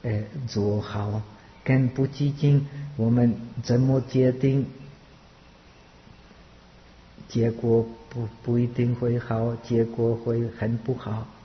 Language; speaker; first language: Chinese; non-native, fluent; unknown